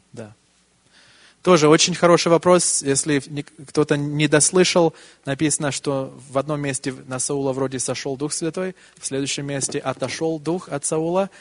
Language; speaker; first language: Russian; early bilingual, heritage; Russian